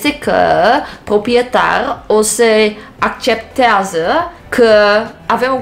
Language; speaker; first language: Romanian; non-native, learner; Dutch